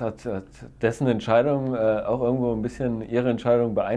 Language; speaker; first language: German; native; German